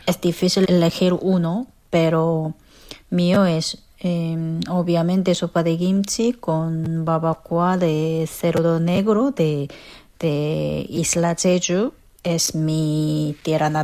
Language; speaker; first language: Spanish; non-native, fluent; Korean